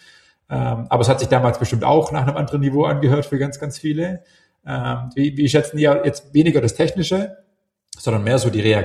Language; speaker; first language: German; native; German